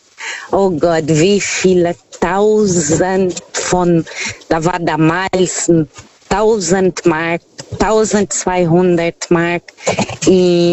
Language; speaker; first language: German; non-native, learner; Portuguese